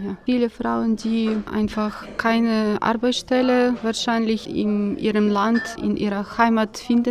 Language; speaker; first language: German; non-native, fluent; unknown